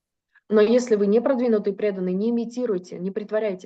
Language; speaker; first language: Russian; native; Russian